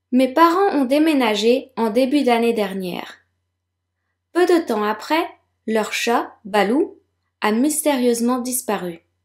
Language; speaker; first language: French; native; French